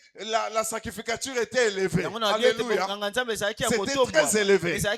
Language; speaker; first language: French; non-native, local second language; Lingala